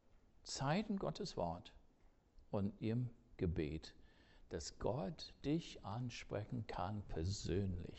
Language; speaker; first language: German; non-native, fluent; English